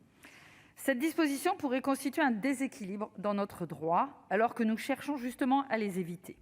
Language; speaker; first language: French; native; French